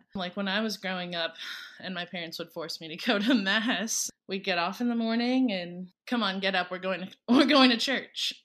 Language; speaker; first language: English; early bilingual, other home language; Filipino